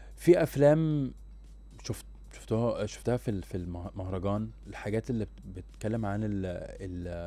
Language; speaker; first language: Arabic; early bilingual, heritage; Arabic